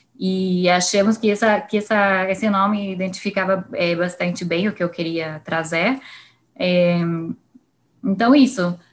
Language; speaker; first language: Portuguese; non-native, fluent; Spanish